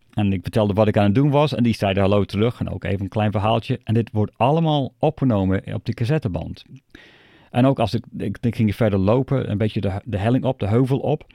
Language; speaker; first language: Dutch; non-native, fluent; English